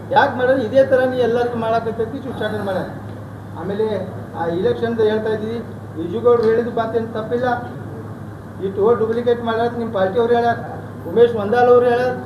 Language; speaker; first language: Kannada; non-native, local second language; Urdu